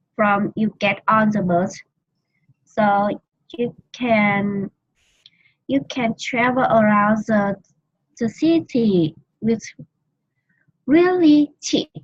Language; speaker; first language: English; non-native, learner; Vietnamese